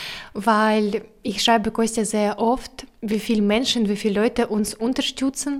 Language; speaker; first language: German; non-native, learner; Ukrainian